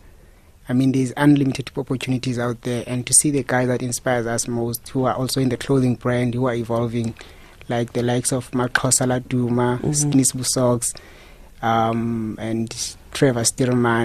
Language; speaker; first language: English; non-native, local second language; Xhosa